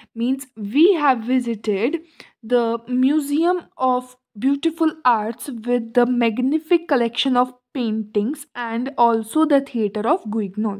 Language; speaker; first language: English; non-native, local second language; Hindi